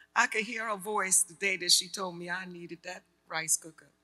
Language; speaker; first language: English; native; English